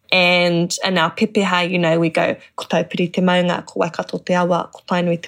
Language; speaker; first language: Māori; non-native, local second language; English